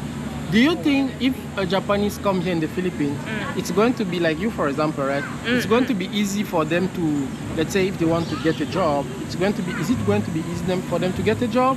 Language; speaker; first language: English; non-native, learner; French